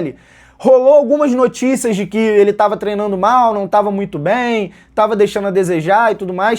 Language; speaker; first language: Portuguese; native; Portuguese